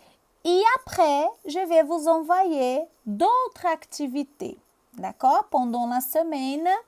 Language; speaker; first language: French; non-native, fluent; Portuguese